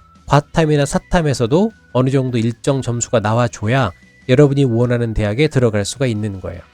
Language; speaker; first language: Korean; native; Korean